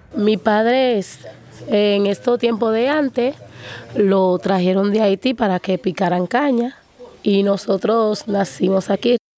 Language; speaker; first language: Spanish; native; Spanish